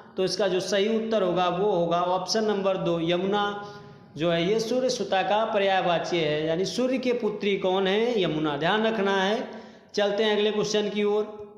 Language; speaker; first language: Hindi; native; Hindi